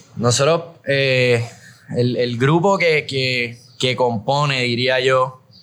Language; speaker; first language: Spanish; native; Spanish